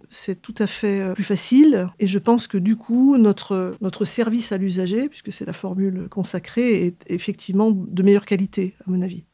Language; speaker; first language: French; native; French